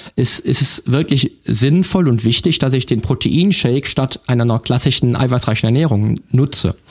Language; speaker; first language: German; native; German